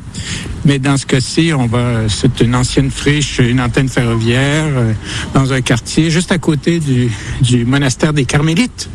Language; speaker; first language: French; native; French